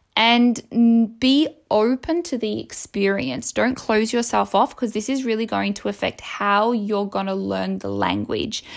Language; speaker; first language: English; native; English